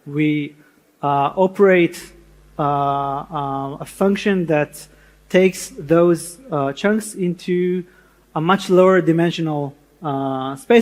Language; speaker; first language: English; non-native, fluent; Hebrew